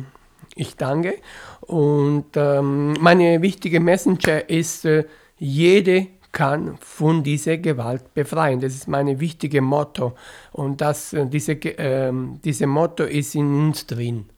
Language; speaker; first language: German; non-native, fluent; Italian